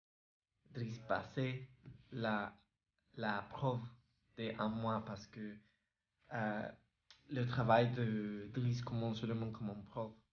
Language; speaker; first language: French; non-native, learner; Spanish